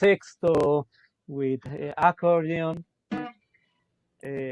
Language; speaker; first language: English; non-native, learner; Spanish